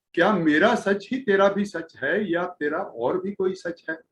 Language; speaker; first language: Hindi; non-native, local second language; Marathi